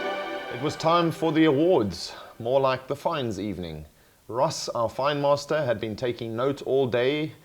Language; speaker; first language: English; native; English